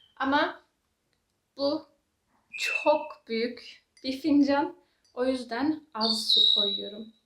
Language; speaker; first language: Turkish; native; Turkish